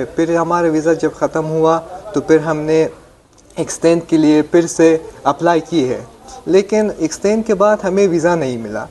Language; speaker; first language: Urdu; non-native, fluent; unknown